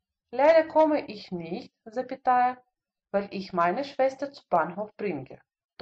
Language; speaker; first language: German; non-native, fluent; Russian